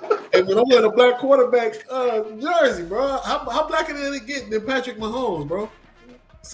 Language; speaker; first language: English; native; English